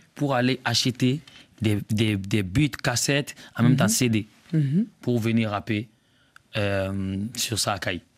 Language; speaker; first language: French; non-native, local second language; Bambara